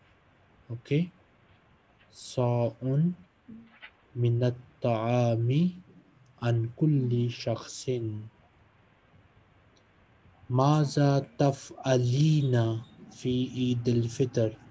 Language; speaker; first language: Arabic; non-native, fluent; Urdu